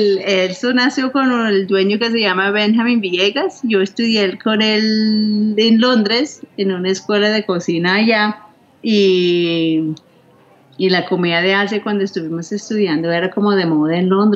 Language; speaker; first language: Spanish; non-native, fluent; English